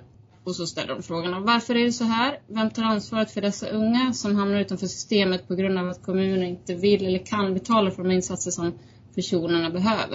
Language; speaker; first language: Swedish; native; Swedish